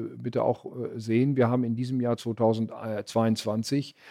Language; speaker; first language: German; native; German